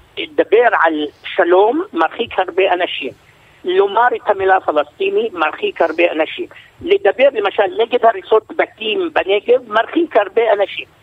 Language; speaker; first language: Hebrew; non-native, local second language; Arabic